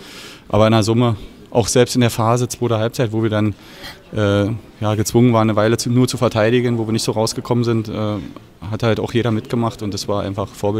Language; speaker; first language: German; native; German